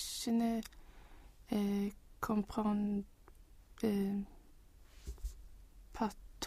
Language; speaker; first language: French; non-native, learner; Swedish